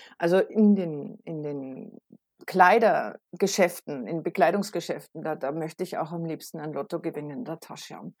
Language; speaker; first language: German; native; German